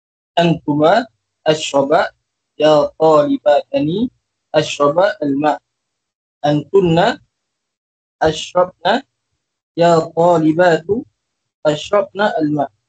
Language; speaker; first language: Arabic; non-native, learner; Malay